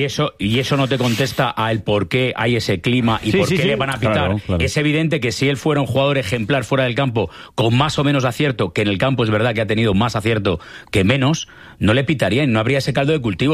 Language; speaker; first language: Spanish; native; Spanish